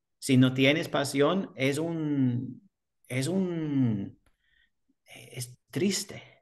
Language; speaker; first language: Spanish; non-native, learner; English